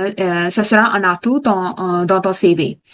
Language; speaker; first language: French; non-native, learner; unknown